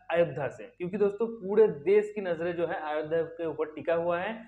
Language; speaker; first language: Hindi; native; Hindi